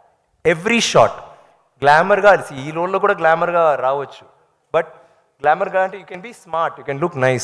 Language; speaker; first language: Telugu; non-native, learner; Tamil